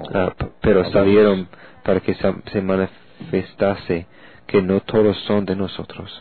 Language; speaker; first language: Spanish; non-native, learner; English